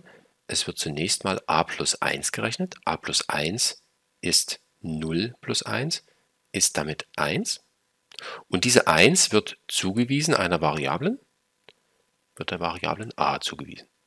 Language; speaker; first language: German; native; German